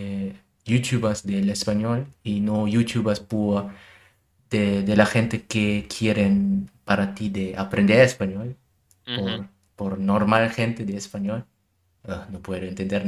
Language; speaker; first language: Spanish; non-native, learner; German